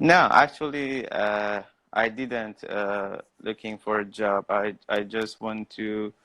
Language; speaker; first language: English; non-native, learner; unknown